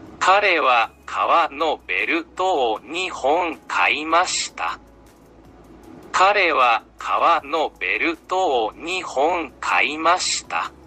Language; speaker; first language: Japanese; non-native, learner; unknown